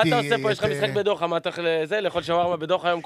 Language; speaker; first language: Hebrew; native; Hebrew